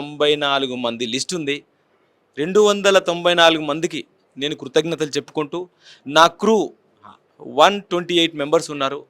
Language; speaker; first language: Telugu; native; Telugu